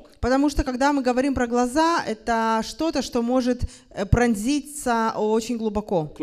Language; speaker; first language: Russian; native; Russian